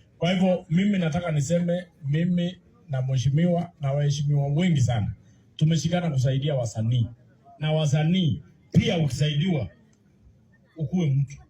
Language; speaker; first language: Swahili; non-native, local second language; Kalenjin